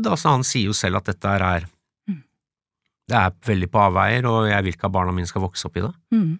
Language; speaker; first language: Norwegian; early bilingual, other home language; English